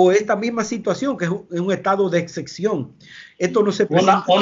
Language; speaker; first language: Spanish; native; Spanish